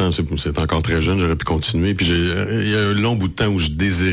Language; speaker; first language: French; native; French